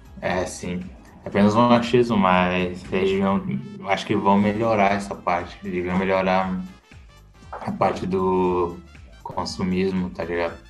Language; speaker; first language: Portuguese; native; Portuguese